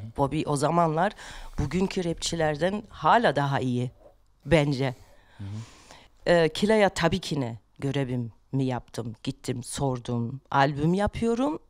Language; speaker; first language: Turkish; non-native, fluent; German